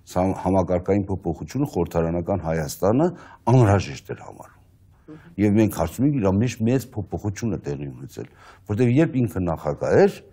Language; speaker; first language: Armenian; native; Armenian